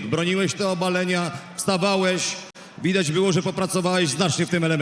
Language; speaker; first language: Polish; native; Polish